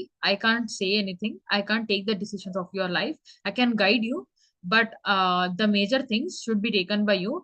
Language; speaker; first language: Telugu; early bilingual, heritage; Telugu